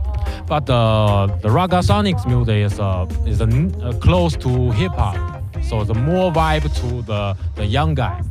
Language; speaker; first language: English; non-native, learner; Chinese